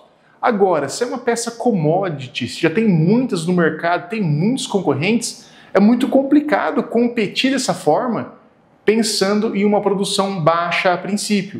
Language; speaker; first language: Portuguese; native; Portuguese